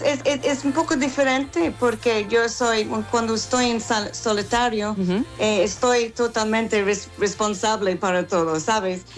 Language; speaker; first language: Spanish; non-native, fluent; English